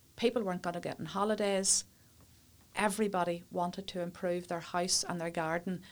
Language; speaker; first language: English; native; English